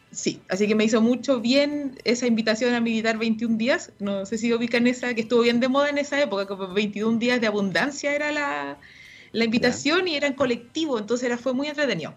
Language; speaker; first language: Spanish; native; Spanish